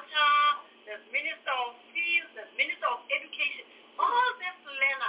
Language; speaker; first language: English; non-native, local second language; Southern Sotho